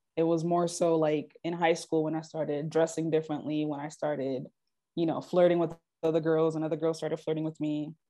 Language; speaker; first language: English; early bilingual, other home language; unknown